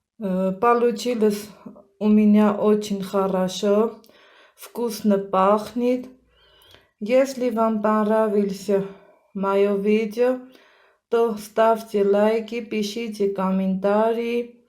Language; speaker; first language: Russian; non-native, local second language; Armenian